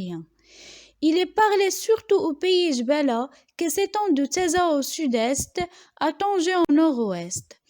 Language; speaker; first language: French; non-native, local second language; Arabic